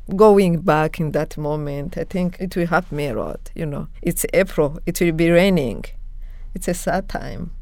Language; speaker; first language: English; non-native, local second language; Kinyarwanda